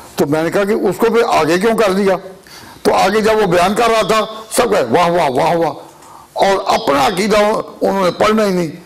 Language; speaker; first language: Urdu; non-native, local second language; Punjabi